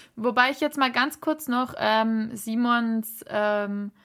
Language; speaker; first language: German; native; German